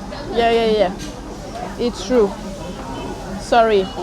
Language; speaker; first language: English; non-native, learner; French